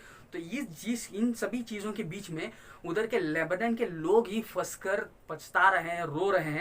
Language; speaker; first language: Hindi; non-native, local second language; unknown